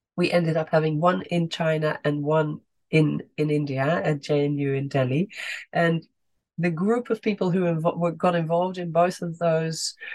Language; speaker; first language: English; non-native, fluent; Dutch